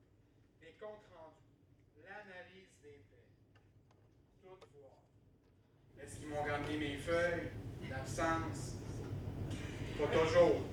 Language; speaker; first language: French; native; French